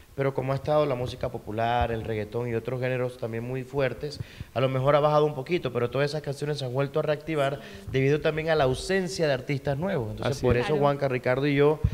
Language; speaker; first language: Spanish; native; Spanish